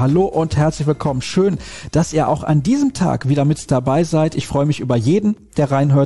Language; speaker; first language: German; native; German